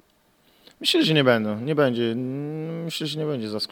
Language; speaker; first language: Polish; non-native, fluent; Portuguese